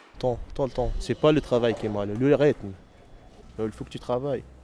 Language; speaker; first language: French; non-native, learner; Arabic